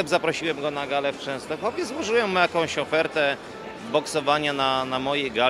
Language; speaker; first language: Polish; native; Polish